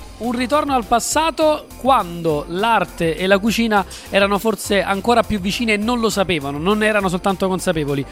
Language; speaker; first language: Italian; native; Italian